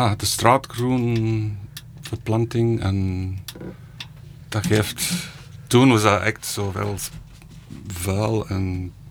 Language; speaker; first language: Dutch; non-native, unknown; English